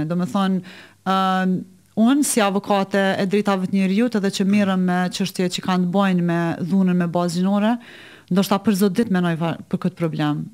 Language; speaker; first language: Albanian; native; Albanian